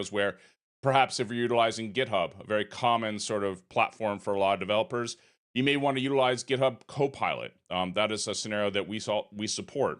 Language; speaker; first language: English; native; English